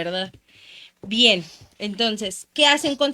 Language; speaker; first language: Spanish; native; Spanish